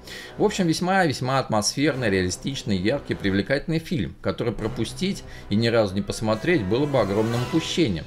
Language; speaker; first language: Russian; native; Russian